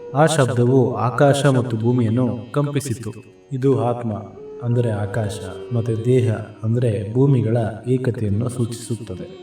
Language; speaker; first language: Kannada; native; Kannada